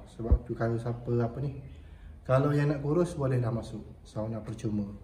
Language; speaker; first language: Malay; native; Malay